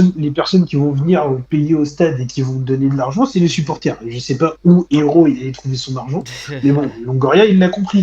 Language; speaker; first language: French; native; French